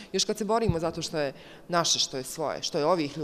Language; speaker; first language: Croatian; native; Croatian